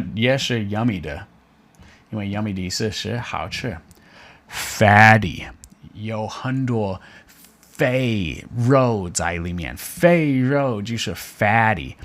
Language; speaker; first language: Chinese; non-native, fluent; English